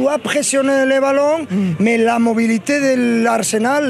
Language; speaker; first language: French; non-native, fluent; Spanish